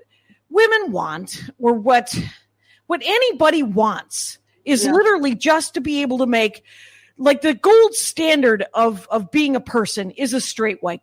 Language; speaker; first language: English; native; English